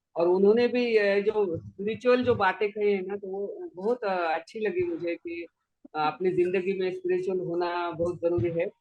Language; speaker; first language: Hindi; native; Hindi